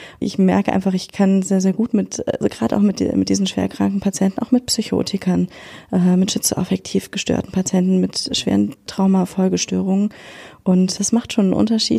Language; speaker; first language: German; native; German